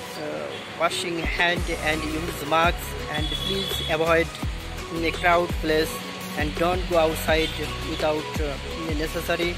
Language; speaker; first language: English; non-native, learner; Bangla